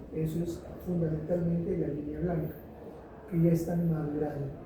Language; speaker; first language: Spanish; native; Spanish